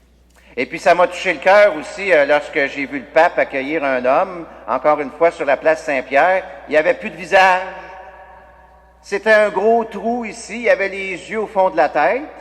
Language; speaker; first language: French; native; French